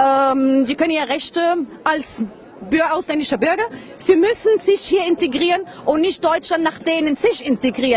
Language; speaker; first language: German; non-native, fluent; Arabic